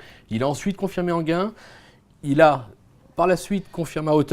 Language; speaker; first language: French; native; French